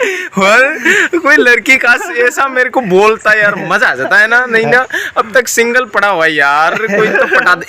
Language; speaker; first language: Hindi; non-native, local second language; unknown